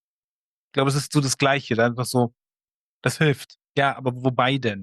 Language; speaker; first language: German; native; German